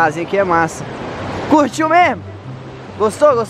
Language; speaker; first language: Portuguese; native; Portuguese